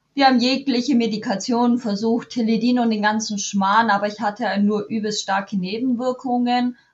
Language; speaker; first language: German; native; German